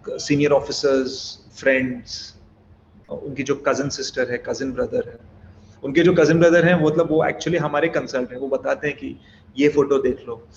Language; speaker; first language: Hindi; non-native, fluent; Telugu